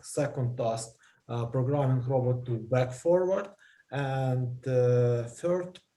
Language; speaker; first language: English; non-native, learner; Russian